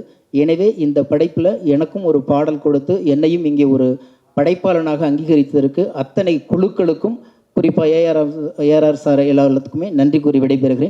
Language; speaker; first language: Tamil; native; Tamil